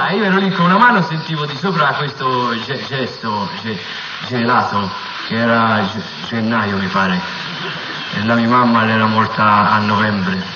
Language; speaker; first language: Italian; native; Italian